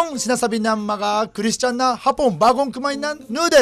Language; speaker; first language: Filipino; non-native, learner; Japanese